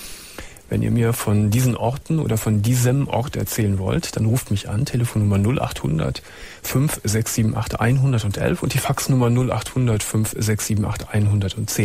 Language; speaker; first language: German; native; German